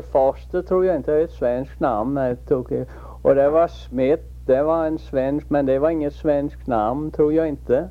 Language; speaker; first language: Swedish; early bilingual, heritage; Swedish